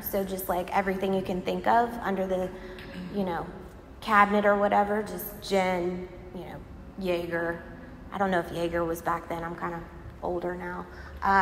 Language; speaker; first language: English; native; English